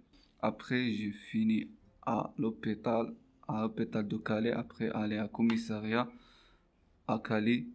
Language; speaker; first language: French; non-native, learner; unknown